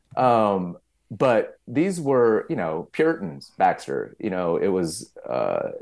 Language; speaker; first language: English; native; English